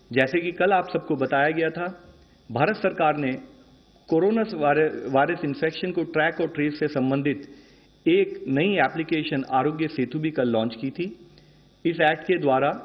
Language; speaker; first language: Hindi; native; Hindi